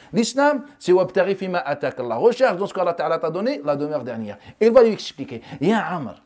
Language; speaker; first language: French; non-native, local second language; Wolof